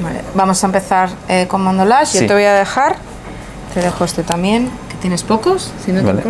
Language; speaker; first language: Spanish; native; Spanish